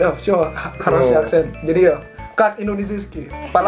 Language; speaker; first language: Russian; non-native, learner; Indonesian